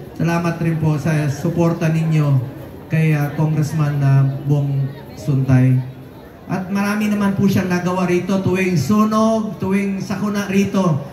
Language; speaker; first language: Filipino; non-native, local second language; Cebuano